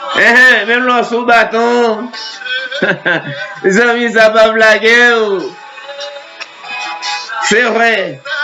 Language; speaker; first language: French; non-native, local second language; Haitian Creole